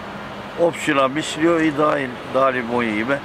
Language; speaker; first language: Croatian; early bilingual, heritage; Turkish